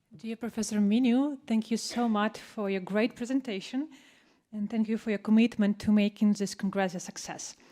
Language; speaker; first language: English; non-native, fluent; Ukrainian